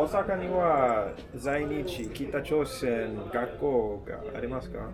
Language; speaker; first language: Japanese; non-native, learner; English